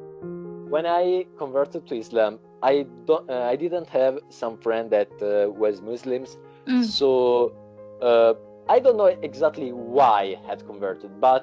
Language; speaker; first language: English; non-native, learner; Italian